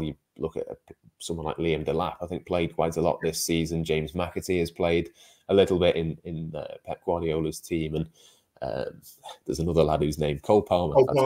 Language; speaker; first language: English; native; English